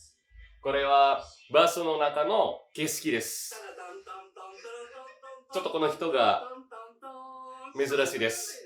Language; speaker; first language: Japanese; non-native, fluent; Indonesian